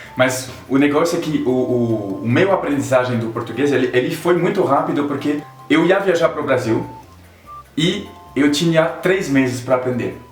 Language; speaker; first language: Portuguese; non-native, fluent; French